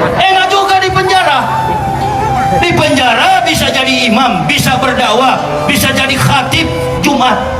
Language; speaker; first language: Indonesian; native; Indonesian